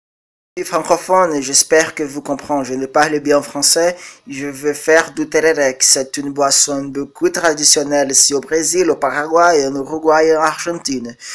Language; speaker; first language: French; non-native, learner; Portuguese